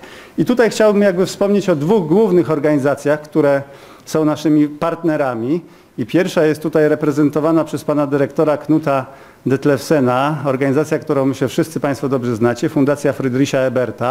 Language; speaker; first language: Polish; native; Polish